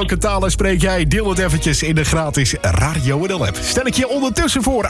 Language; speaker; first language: Dutch; native; Dutch